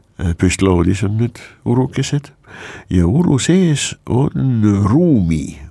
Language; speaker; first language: Estonian; non-native, local second language; Russian